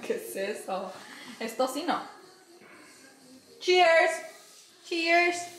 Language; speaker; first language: Spanish; early bilingual, heritage; Spanish